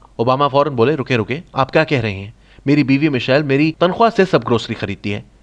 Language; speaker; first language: Urdu; non-native, local second language; Saraiki